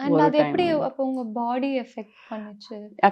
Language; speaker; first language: Tamil; native; Tamil